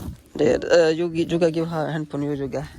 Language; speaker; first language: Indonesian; non-native, learner; Urdu